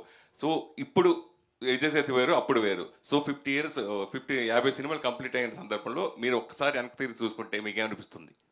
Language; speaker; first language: Telugu; native; Telugu